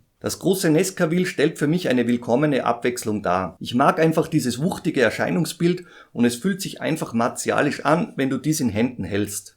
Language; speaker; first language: German; native; German